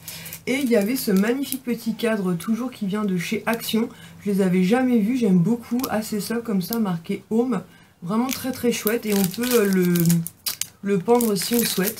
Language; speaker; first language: French; native; French